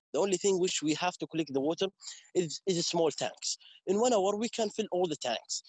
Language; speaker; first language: English; non-native, fluent; Arabic